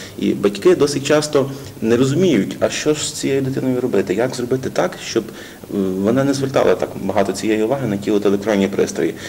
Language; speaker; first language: Ukrainian; native; Ukrainian